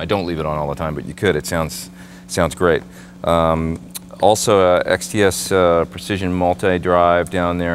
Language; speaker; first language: English; native; English